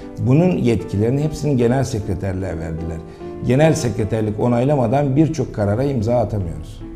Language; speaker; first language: Turkish; native; Turkish